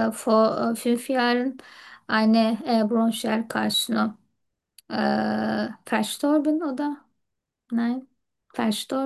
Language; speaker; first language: German; non-native, learner; Turkish